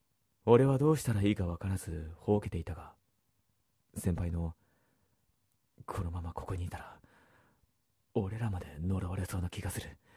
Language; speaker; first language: Japanese; native; Japanese